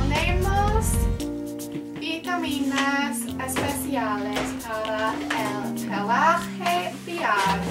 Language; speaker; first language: Spanish; non-native, learner; English